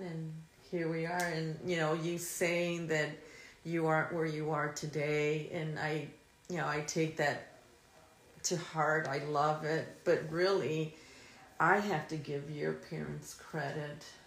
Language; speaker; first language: English; early bilingual, other home language; Spanish